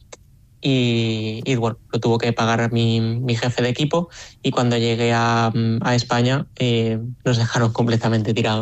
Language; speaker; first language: Spanish; native; Spanish